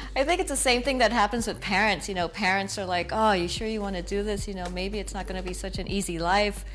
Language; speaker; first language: English; native; English